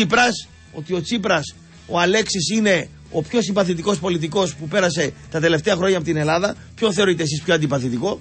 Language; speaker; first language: Greek; native; Greek